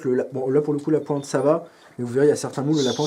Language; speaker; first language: French; native; French